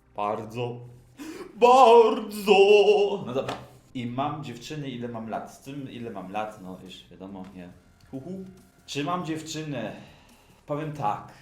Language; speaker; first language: Polish; early bilingual, heritage; Polish